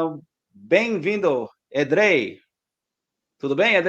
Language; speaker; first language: Portuguese; non-native, learner; English